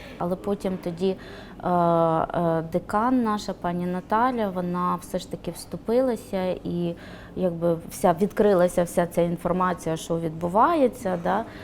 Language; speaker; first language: Ukrainian; non-native, local second language; Romany